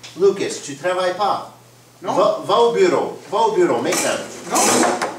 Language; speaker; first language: French; non-native, learner; English